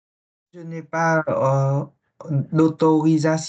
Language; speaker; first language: French; non-native, learner; Vietnamese